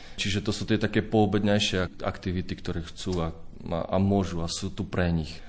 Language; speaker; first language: Slovak; native; Slovak